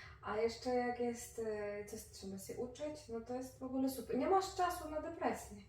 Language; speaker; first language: Polish; non-native, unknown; Ukrainian